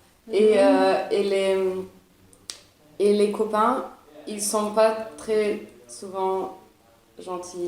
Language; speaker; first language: French; early bilingual, other home language; Italian